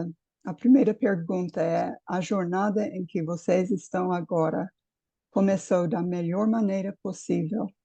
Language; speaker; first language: Portuguese; non-native, fluent; English